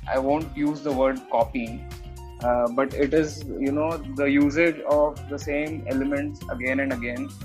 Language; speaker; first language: English; non-native, local second language; Marathi